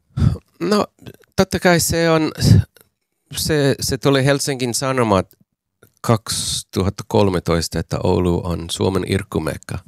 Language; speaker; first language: Finnish; non-native, fluent; English